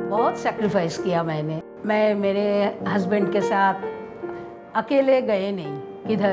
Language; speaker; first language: Hindi; non-native, local second language; Bangla